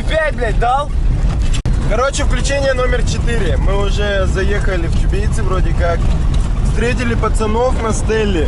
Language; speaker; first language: Russian; native; Russian